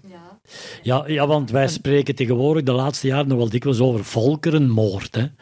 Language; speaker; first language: Dutch; native; Dutch